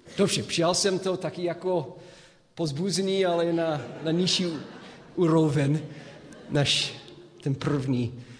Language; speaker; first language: Czech; non-native, fluent; English